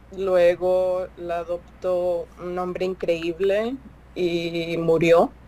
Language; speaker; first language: Spanish; early bilingual, heritage; Spanish